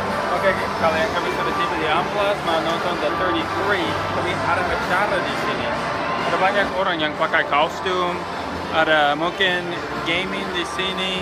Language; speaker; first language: Indonesian; non-native, fluent; English